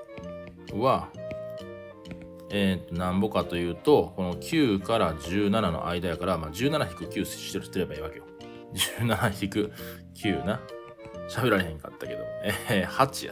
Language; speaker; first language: Japanese; native; Japanese